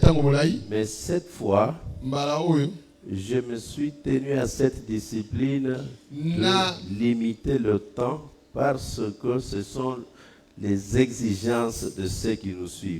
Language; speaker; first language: French; non-native, local second language; Luba-Lulua